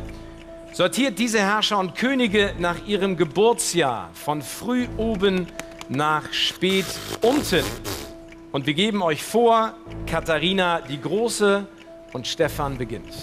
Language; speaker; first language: German; native; German